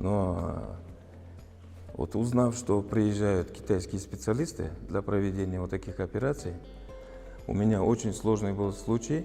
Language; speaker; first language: Russian; native; Russian